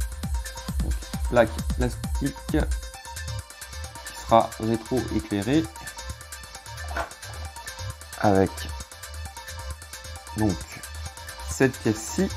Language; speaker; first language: French; native; French